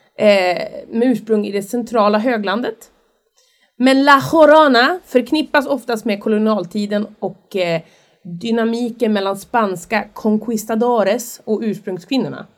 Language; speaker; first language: Swedish; native; Swedish